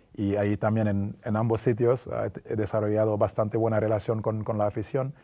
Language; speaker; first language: Spanish; non-native, fluent; French